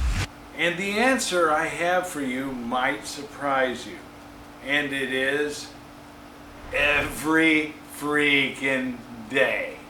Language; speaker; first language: English; native; English